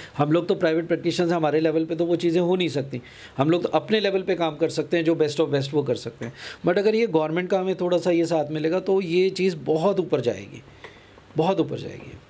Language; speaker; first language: Hindi; non-native, local second language; Punjabi